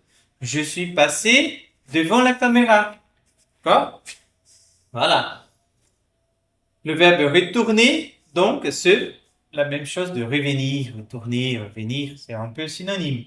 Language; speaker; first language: French; non-native, fluent; Portuguese